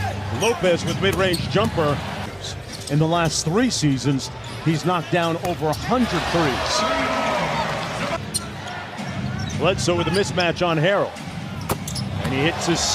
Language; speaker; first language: English; native; English